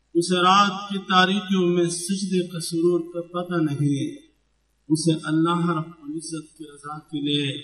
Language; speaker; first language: Urdu; non-native, local second language; Pashto